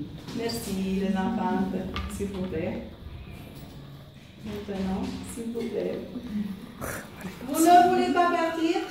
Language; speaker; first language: French; non-native, fluent; Romanian